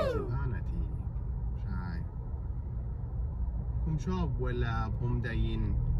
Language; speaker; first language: Thai; non-native, learner; Arabic